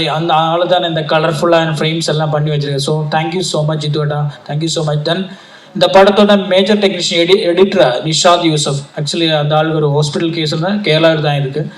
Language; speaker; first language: Tamil; non-native, learner; Malayalam